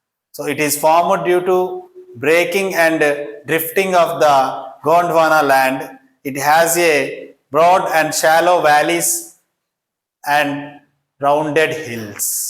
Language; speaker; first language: English; non-native, local second language; Telugu